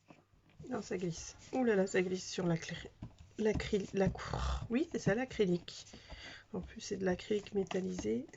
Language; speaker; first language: French; native; French